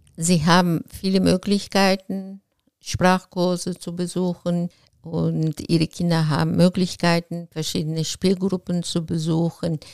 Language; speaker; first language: German; non-native, fluent; Turkish